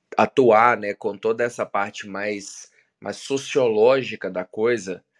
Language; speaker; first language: Portuguese; native; Portuguese